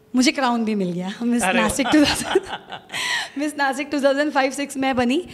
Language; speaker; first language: Hindi; native; Hindi